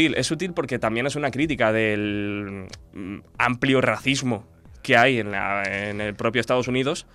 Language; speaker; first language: Spanish; native; Spanish